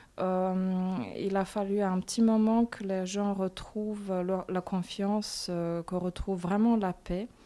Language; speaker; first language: French; non-native, fluent; Bosnian